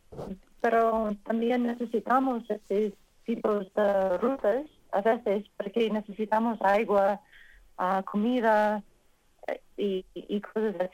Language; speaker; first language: Spanish; non-native, learner; English